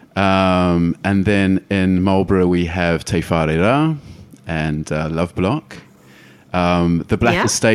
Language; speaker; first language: English; native; English